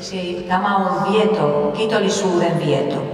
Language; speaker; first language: Finnish; non-native, fluent; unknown